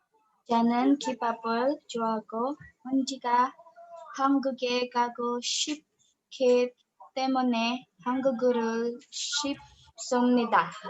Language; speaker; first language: Korean; non-native, learner; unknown